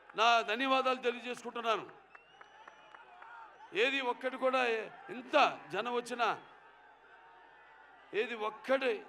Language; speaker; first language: Telugu; native; Telugu